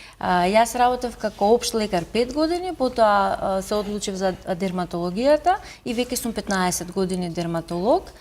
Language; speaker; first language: Macedonian; native; Macedonian